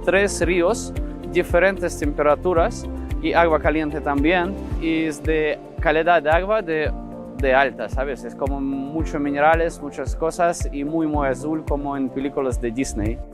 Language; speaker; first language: Spanish; non-native, learner; Russian